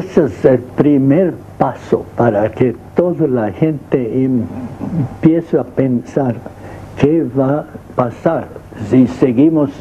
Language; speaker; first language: Spanish; non-native, fluent; English